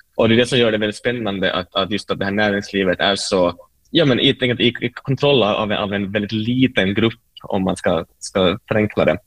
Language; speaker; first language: Swedish; native; Swedish